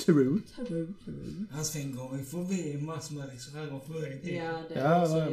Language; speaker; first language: Swedish; early bilingual, other home language; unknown